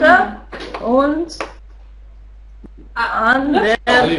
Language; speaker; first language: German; non-native, learner; Russian